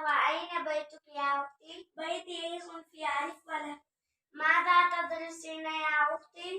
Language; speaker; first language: Arabic; non-native, learner; Urdu